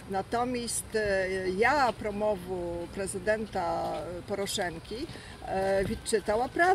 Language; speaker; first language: Ukrainian; early bilingual, heritage; Ukrainian